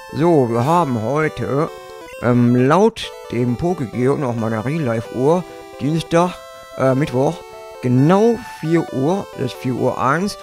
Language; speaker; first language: German; native; German